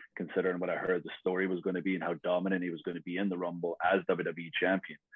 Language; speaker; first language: English; native; English